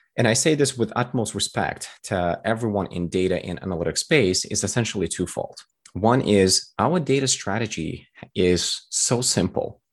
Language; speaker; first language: English; early bilingual, other home language; Tajik